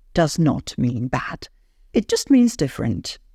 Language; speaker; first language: English; non-native, fluent; Armenian